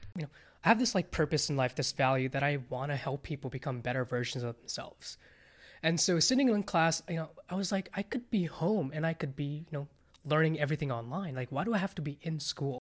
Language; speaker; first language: English; early bilingual, other home language; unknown